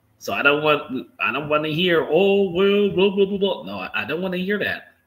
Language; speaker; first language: English; native; English